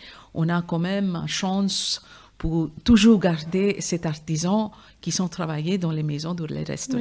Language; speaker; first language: French; non-native, fluent; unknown